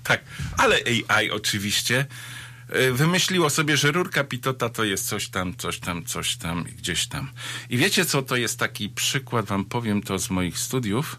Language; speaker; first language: Polish; native; Polish